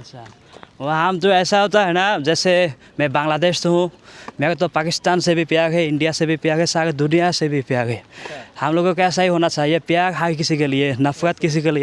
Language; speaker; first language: Hindi; non-native, fluent; Bangla